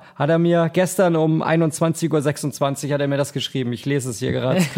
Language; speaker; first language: German; native; German